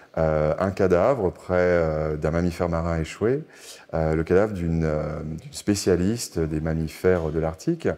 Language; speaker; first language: French; native; French